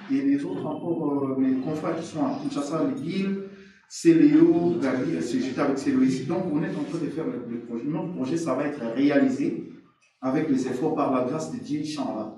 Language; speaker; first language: French; non-native, local second language; Lingala